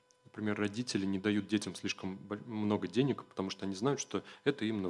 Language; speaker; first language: Russian; native; Russian